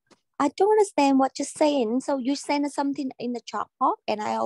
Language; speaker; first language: English; non-native, learner; Vietnamese